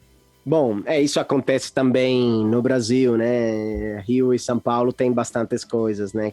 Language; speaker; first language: Portuguese; non-native, fluent; Italian